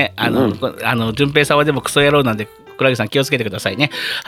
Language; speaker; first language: Japanese; native; Japanese